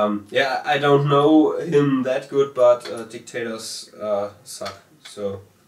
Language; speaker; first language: English; non-native, fluent; German